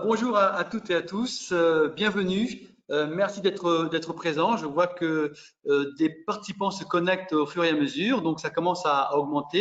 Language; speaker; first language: French; native; French